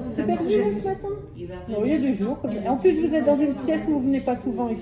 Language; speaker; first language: French; native; French